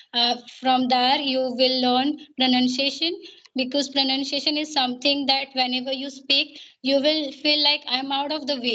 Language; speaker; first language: English; non-native, learner; Hindi